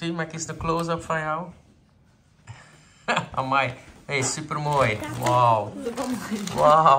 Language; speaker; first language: Dutch; native; Dutch